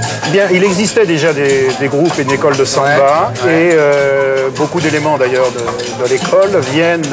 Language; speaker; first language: French; native; French